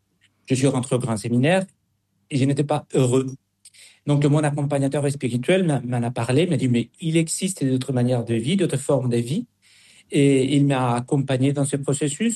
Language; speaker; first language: French; non-native, fluent; Spanish